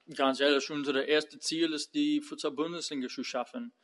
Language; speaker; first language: German; non-native, learner; English